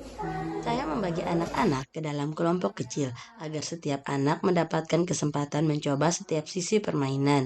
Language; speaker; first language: Indonesian; native; Indonesian